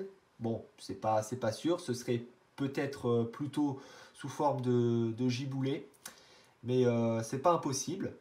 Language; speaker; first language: French; native; French